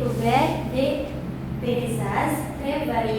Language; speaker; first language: French; non-native, learner; Indonesian